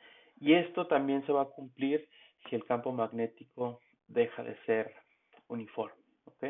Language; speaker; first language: Spanish; native; Spanish